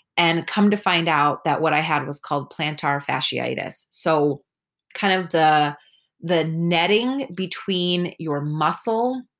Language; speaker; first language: English; early bilingual, other home language; Spanish